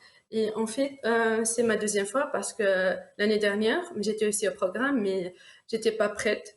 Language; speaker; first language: French; non-native, local second language; Arabic